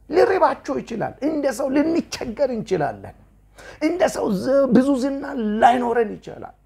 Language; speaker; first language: Amharic; non-native, local second language; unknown